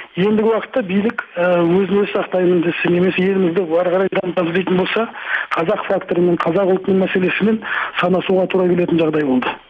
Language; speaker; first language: Kazakh; native; Kazakh